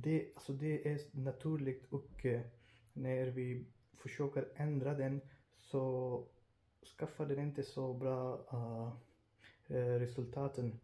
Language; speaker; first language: Norwegian; non-native, fluent; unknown